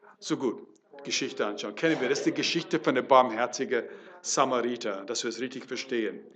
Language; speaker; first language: German; non-native, fluent; English